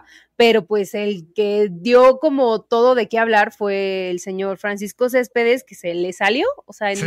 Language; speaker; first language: Spanish; native; Spanish